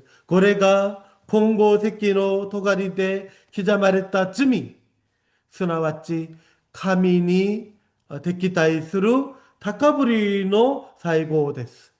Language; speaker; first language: Japanese; non-native, fluent; Korean